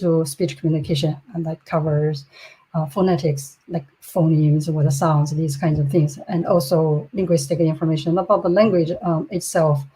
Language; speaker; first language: English; non-native, fluent; Chinese